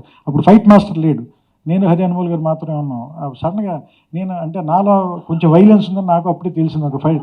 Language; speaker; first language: Telugu; native; Telugu